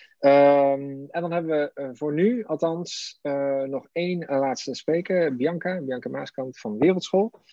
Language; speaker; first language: Dutch; native; Dutch